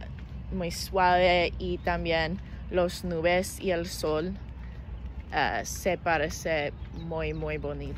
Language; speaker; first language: Spanish; non-native, learner; English